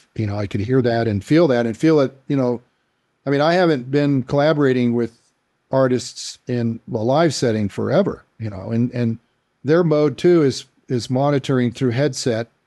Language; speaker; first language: English; native; English